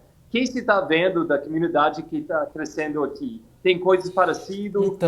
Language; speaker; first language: Portuguese; non-native, fluent; English